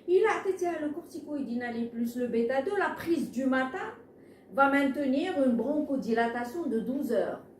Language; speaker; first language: French; non-native, local second language; Arabic